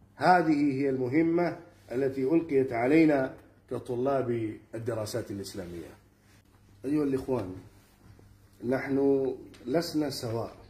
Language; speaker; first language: Arabic; non-native, fluent; Urdu